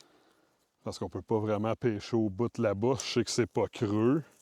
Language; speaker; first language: French; native; French